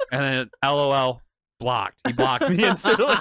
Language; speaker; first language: English; native; English